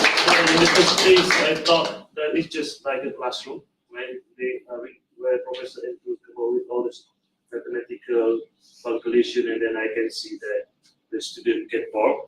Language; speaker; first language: English; non-native, local second language; Malay